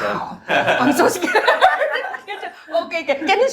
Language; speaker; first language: English; non-native, learner; Indonesian